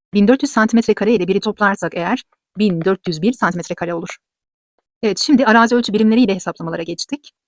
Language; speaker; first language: Turkish; native; Turkish